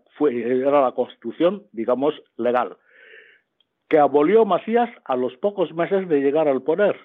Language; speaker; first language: Spanish; non-native, local second language; Fang